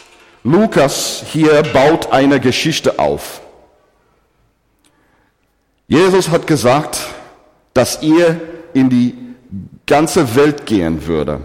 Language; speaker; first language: German; non-native, fluent; English